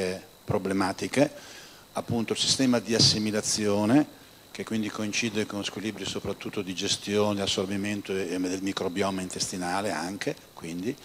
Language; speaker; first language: Italian; native; Italian